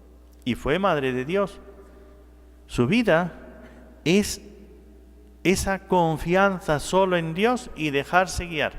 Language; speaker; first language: Spanish; native; Spanish